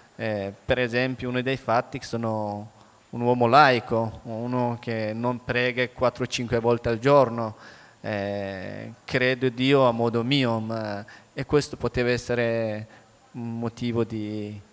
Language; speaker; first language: Italian; early bilingual, other home language; Persian